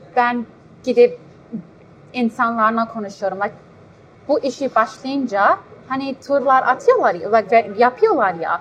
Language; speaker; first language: Turkish; early bilingual, heritage; Turkish